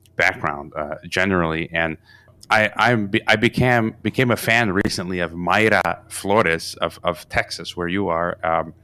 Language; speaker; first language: English; native; English